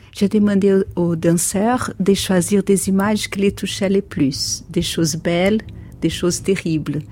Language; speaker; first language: French; non-native, fluent; Portuguese